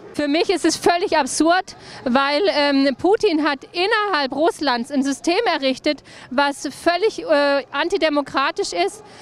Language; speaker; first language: German; native; German